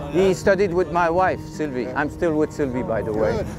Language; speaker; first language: English; non-native, fluent; French